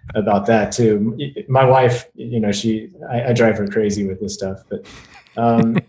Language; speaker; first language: English; native; English